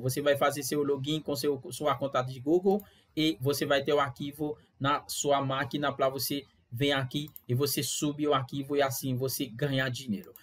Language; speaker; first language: Portuguese; non-native, fluent; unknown